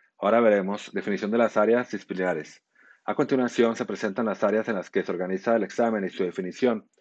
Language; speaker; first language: Spanish; native; Spanish